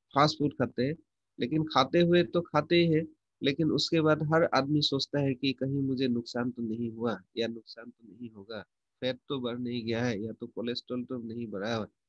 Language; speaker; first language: Hindi; non-native, local second language; Assamese